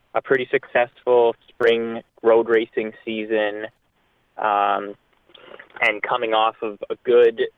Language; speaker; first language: English; native; English